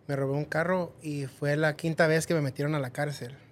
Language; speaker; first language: Spanish; early bilingual, heritage; Spanish